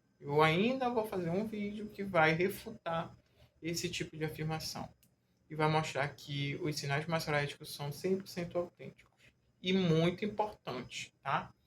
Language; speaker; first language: Portuguese; native; Portuguese